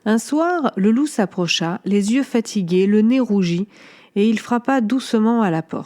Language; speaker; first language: French; native; French